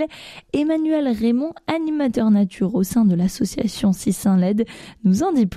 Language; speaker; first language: French; native; French